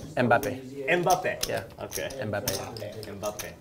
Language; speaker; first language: English; non-native, learner; Japanese